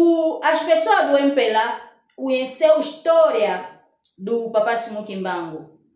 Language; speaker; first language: Portuguese; non-native, fluent; Lingala